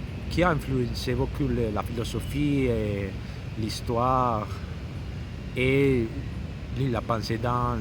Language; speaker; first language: French; non-native, learner; Spanish